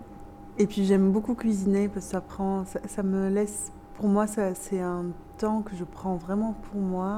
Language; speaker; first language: French; non-native, local second language; Arabic